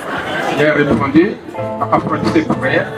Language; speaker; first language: French; non-native, local second language; Kinyarwanda